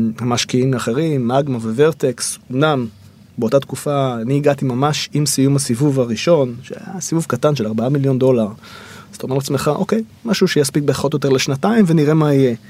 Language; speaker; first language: Hebrew; native; Hebrew